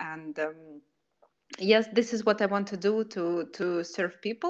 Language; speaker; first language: English; non-native, fluent; Kazakh